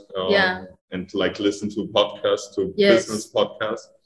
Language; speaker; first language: English; non-native, fluent; German